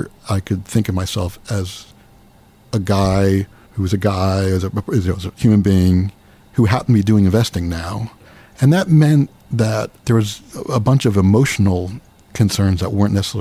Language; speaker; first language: English; native; English